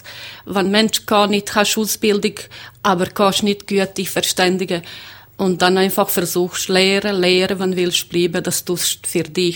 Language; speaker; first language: German; non-native, learner; Croatian